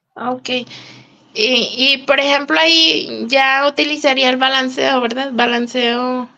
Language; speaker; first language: Spanish; native; Spanish